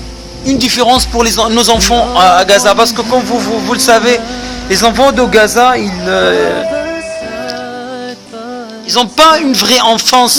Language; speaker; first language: French; non-native, fluent; Arabic